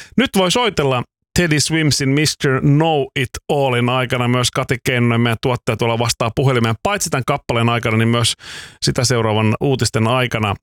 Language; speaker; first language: Finnish; native; Finnish